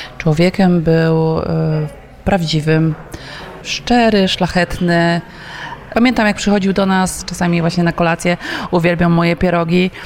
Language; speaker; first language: Polish; native; Polish